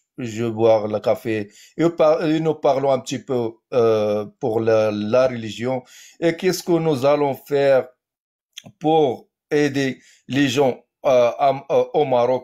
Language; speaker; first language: French; non-native, learner; Arabic